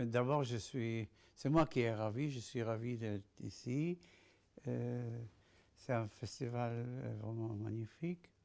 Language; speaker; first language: French; non-native, fluent; Spanish